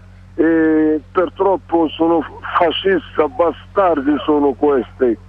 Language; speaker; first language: Italian; non-native, learner; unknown